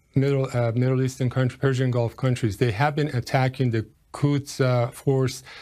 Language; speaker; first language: English; non-native, fluent; Persian